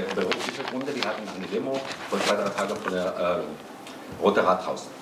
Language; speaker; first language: German; non-native, fluent; Spanish